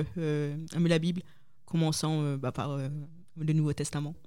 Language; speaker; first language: French; native; French